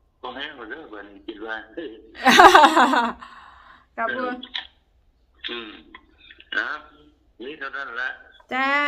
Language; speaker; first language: Thai; non-native, local second language; Northeastern Thai